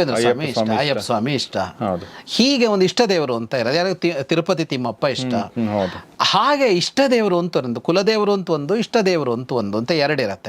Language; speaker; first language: Kannada; native; Kannada